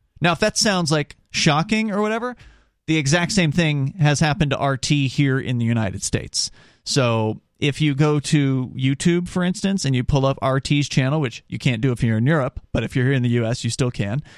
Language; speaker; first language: English; native; English